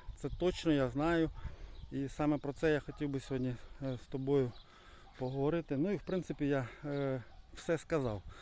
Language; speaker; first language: Ukrainian; non-native, local second language; Russian